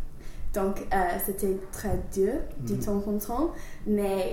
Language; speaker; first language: French; non-native, learner; English